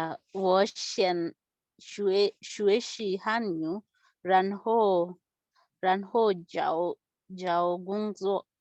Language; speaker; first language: Chinese; non-native, learner; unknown